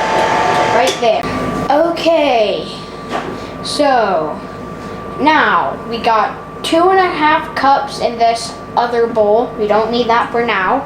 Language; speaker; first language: English; native; English